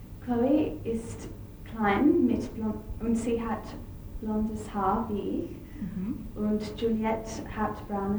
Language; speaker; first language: German; non-native, learner; English